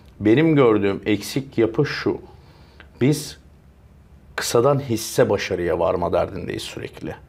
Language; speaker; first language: Turkish; early bilingual, heritage; Turkish